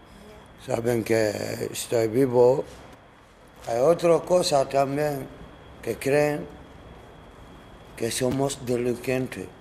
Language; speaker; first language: Spanish; non-native, learner; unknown